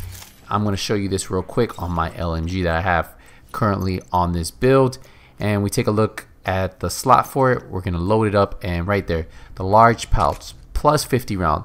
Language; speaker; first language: English; native; English